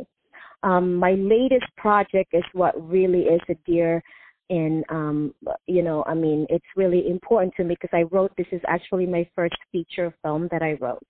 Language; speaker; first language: English; non-native, local second language; Filipino